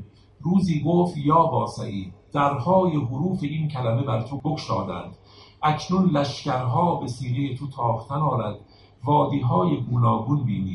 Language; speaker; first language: Persian; native; Persian